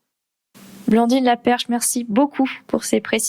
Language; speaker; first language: French; native; French